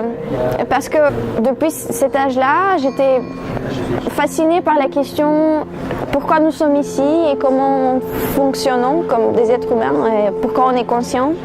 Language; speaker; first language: French; non-native, fluent; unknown